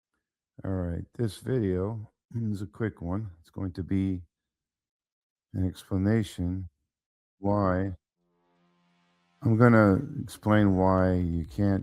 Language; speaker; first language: English; native; English